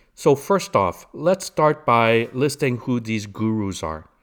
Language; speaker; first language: English; native; English